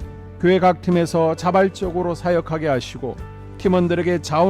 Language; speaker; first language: Korean; native; Korean